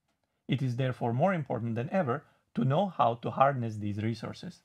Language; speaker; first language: English; non-native, fluent; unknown